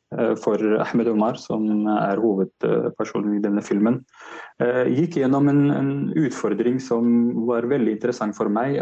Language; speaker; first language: Norwegian; non-native, fluent; Arabic